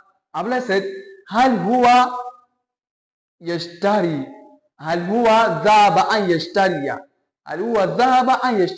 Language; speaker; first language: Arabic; non-native, fluent; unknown